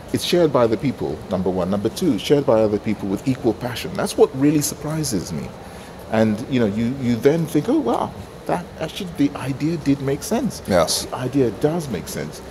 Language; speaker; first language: English; non-native, local second language; Igbo